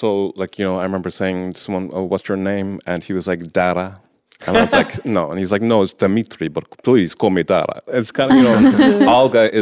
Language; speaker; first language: English; native; English